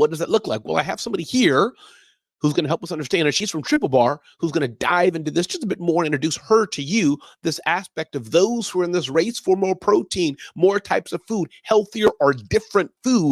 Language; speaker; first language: English; native; English